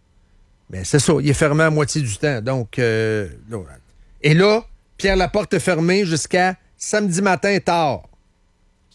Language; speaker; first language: French; native; French